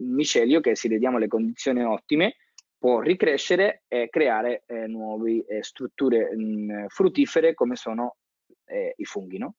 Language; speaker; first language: Italian; non-native, fluent; Spanish